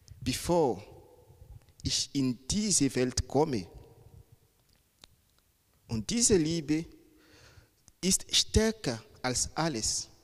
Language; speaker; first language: German; non-native, fluent; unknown